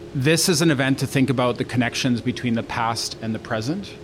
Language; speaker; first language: English; native; English